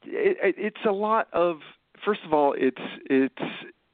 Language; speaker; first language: English; native; English